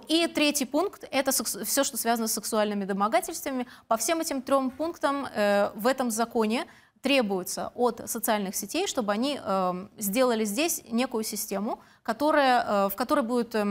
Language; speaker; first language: Russian; native; Russian